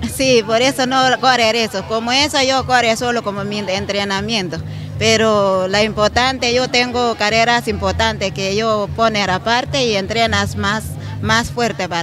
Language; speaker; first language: Spanish; non-native, learner; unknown